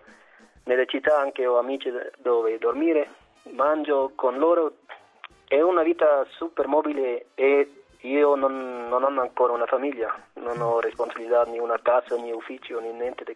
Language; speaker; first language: Italian; non-native, fluent; German